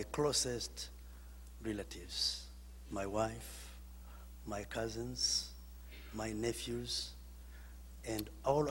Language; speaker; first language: English; non-native, local second language; Kinyarwanda